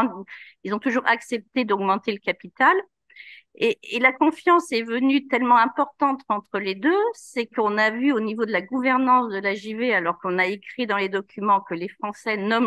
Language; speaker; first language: French; native; French